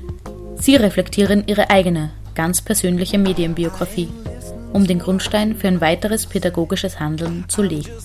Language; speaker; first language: German; native; German